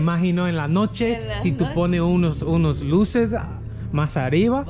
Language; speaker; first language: Spanish; non-native, learner; English